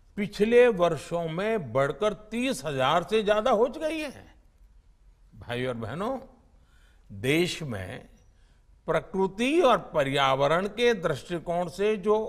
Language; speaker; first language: Hindi; non-native, local second language; Gujarati